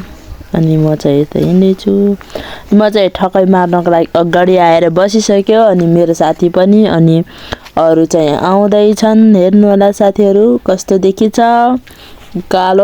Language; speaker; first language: Nepali; non-native, local second language; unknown